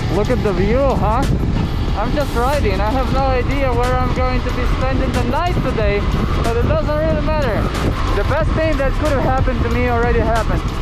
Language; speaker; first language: English; non-native, fluent; Russian